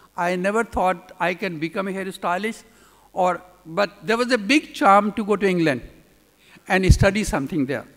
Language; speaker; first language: English; non-native, local second language; Urdu